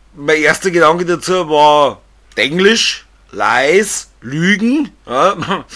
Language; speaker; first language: German; native; German